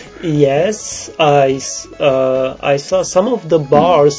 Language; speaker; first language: English; non-native, learner; Romanian